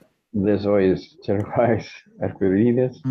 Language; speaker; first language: Portuguese; non-native, fluent; Italian